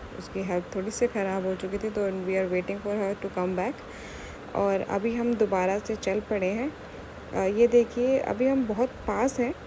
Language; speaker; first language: Hindi; native; Hindi